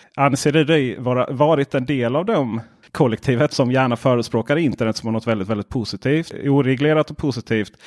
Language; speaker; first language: Swedish; native; Swedish